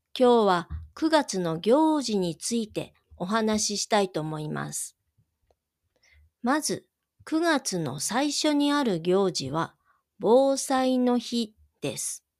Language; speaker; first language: Japanese; native; Japanese